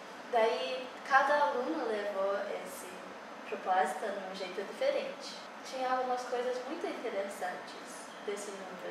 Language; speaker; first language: Portuguese; early bilingual, heritage; English